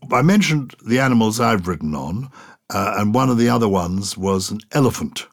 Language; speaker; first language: English; native; English